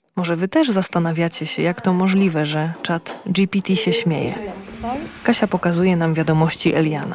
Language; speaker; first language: Polish; native; Polish